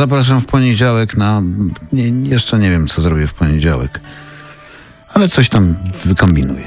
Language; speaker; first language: Polish; native; Polish